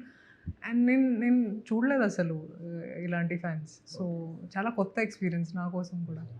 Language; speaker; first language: Telugu; non-native, local second language; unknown